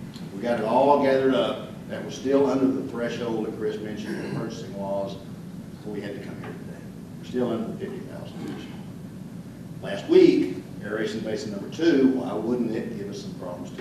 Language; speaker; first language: English; native; English